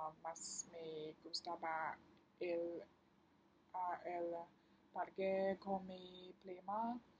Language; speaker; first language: Spanish; non-native, learner; Chinese